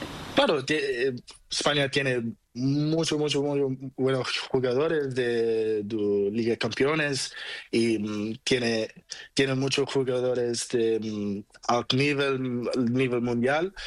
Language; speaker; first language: Spanish; non-native, learner; Portuguese